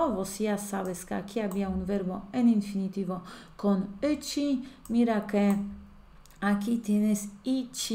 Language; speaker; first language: Spanish; non-native, fluent; Polish